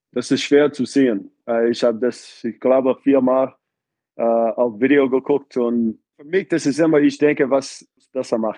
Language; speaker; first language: German; non-native, fluent; English